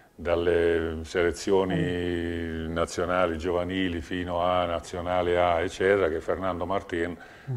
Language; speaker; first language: Italian; native; Italian